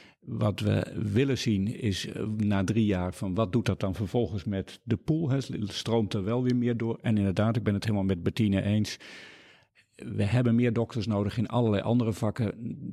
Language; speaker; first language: Dutch; native; Dutch